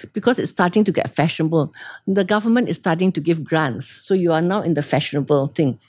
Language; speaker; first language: English; native; English